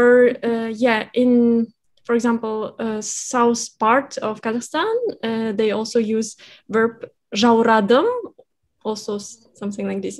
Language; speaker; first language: English; non-native, fluent; Kazakh